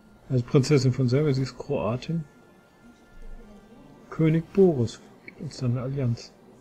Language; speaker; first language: German; native; German